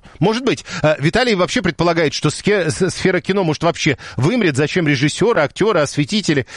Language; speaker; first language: Russian; native; Russian